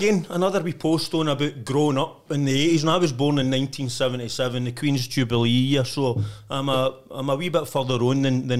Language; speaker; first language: English; native; English